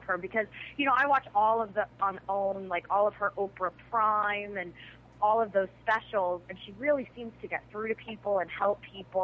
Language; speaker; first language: English; native; English